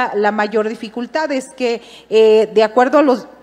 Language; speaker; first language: Spanish; native; Spanish